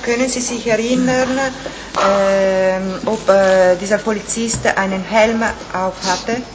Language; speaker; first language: German; non-native, fluent; Italian